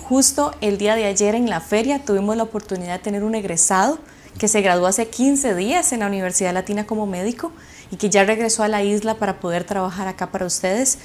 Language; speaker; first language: Spanish; native; Spanish